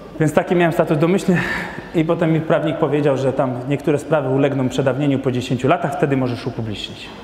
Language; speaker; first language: Polish; non-native, fluent; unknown